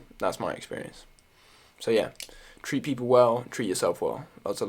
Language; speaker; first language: English; native; English